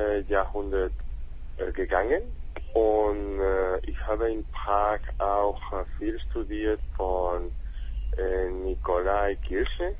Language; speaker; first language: German; non-native, learner; Spanish